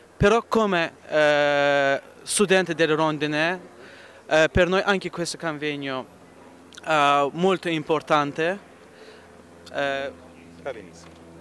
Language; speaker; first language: Italian; non-native, learner; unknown